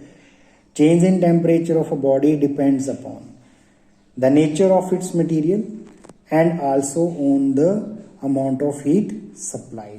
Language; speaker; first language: English; non-native, local second language; Hindi